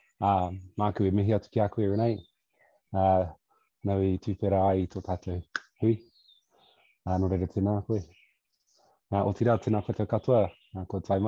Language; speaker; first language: Māori; non-native, local second language; English